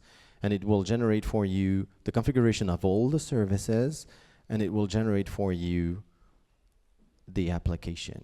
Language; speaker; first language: English; non-native, fluent; French